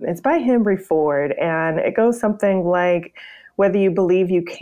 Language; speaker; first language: English; native; English